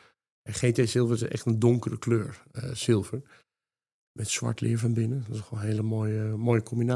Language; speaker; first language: Dutch; native; Dutch